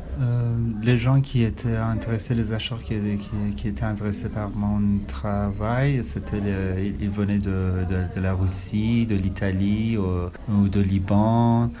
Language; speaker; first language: French; non-native, learner; Persian